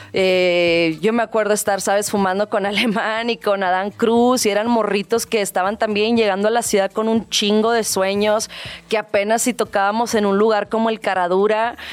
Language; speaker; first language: Spanish; native; Spanish